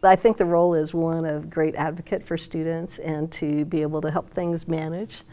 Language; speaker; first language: English; native; English